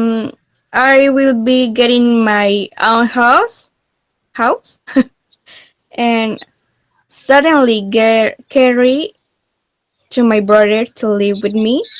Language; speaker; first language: English; non-native, learner; Spanish